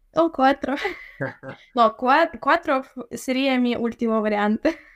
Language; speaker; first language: Spanish; non-native, fluent; Ukrainian